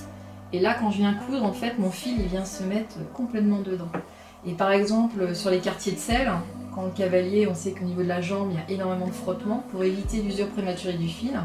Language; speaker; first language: French; native; French